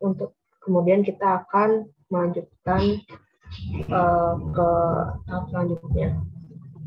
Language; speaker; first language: Indonesian; native; Indonesian